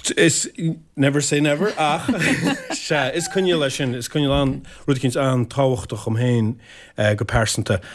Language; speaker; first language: Irish; native; Irish